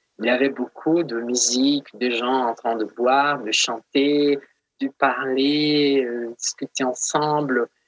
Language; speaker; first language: French; non-native, fluent; Portuguese